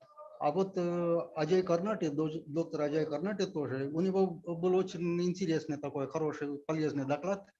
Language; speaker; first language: Russian; non-native, fluent; Telugu